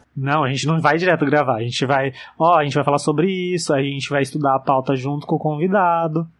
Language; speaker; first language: Portuguese; native; Portuguese